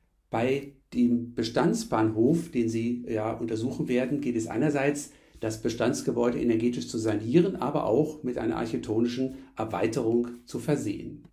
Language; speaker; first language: German; native; German